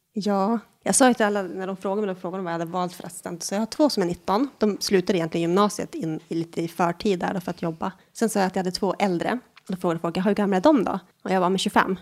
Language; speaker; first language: Swedish; native; Swedish